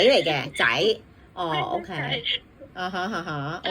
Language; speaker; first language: Cantonese; native; Cantonese